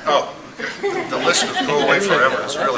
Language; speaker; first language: English; native; English